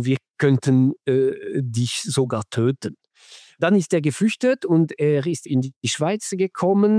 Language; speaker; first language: German; non-native, fluent; French